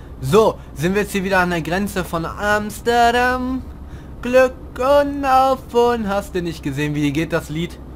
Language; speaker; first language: German; native; German